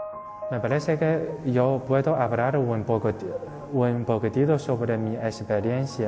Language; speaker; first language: Spanish; non-native, fluent; Chinese